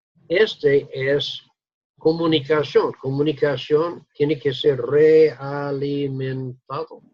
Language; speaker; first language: Spanish; non-native, fluent; English